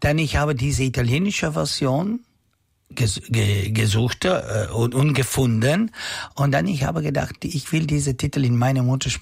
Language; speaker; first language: German; non-native, learner; Italian